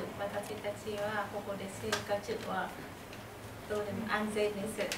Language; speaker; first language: Japanese; non-native, learner; Vietnamese